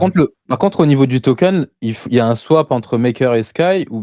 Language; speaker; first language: French; native; French